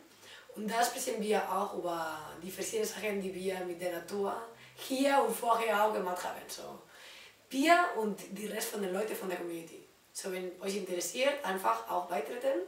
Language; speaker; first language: German; non-native, learner; Spanish